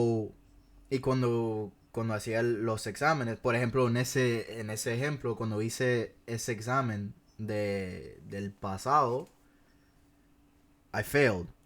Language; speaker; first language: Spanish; non-native, fluent; English